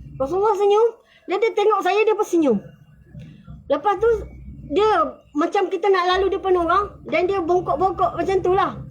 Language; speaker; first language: Malay; native; Malay